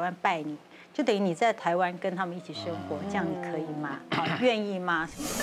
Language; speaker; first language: Chinese; native; Chinese